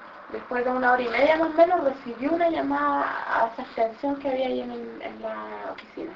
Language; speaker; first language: Spanish; native; Spanish